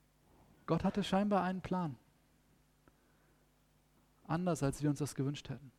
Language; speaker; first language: German; native; German